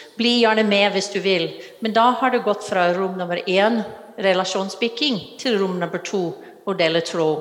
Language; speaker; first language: Norwegian; non-native, fluent; English